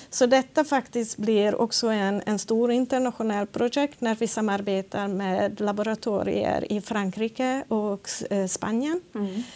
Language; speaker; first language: Swedish; non-native, fluent; Hungarian